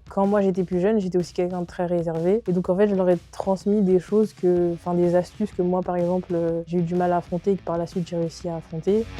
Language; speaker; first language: French; native; French